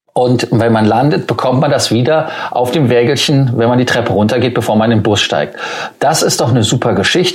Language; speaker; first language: German; native; German